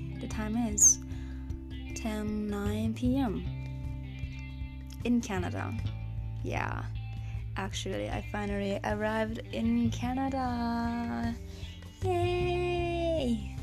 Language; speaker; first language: English; non-native, learner; Japanese